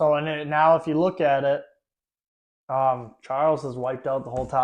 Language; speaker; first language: English; native; English